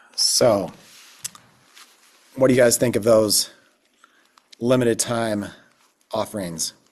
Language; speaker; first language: English; native; English